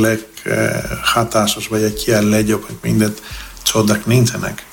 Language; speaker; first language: Hungarian; non-native, learner; Greek